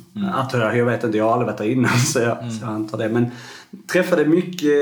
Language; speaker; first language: Swedish; native; Swedish